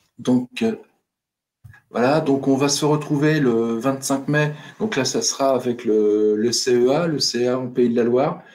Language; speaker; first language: French; native; French